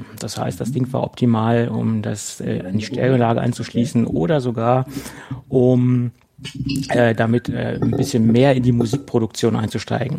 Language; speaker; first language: German; native; German